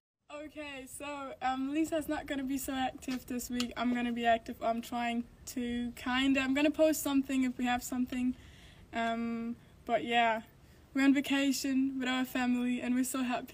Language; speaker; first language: English; non-native, fluent; German